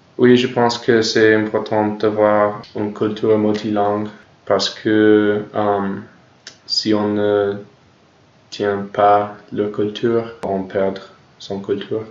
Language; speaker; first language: French; non-native, learner; English